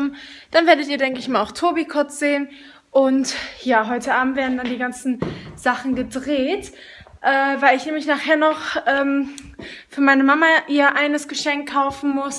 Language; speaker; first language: German; native; German